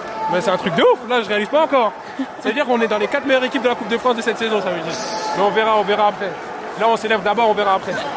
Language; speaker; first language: French; native; French